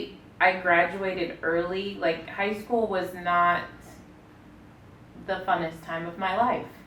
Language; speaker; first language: English; native; English